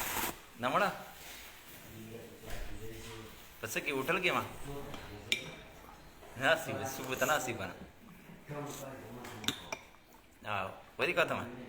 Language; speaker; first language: Hindi; non-native, learner; Pashto